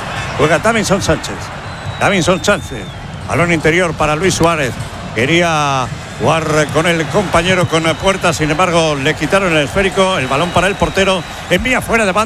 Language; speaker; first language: Spanish; native; Spanish